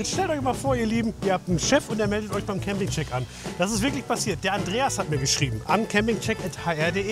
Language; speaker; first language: German; native; German